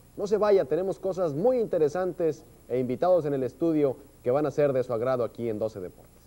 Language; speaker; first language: Spanish; native; Spanish